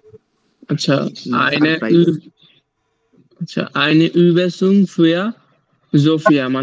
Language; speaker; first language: German; non-native, learner; Bangla